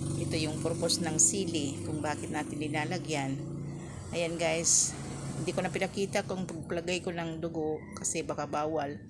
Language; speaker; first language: Filipino; non-native, local second language; Iloko